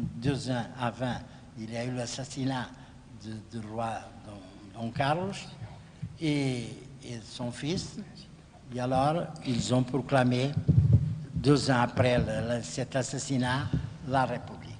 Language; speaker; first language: French; non-native, fluent; Portuguese